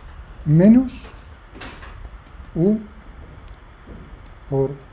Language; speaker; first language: Spanish; native; Spanish